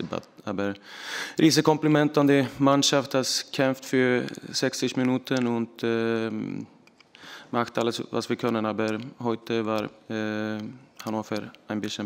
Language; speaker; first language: German; non-native, learner; Icelandic